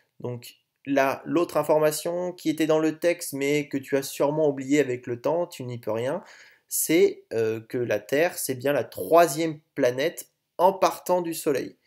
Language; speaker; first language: French; native; French